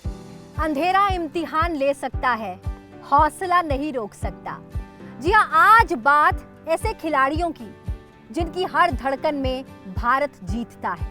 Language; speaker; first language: Hindi; native; Hindi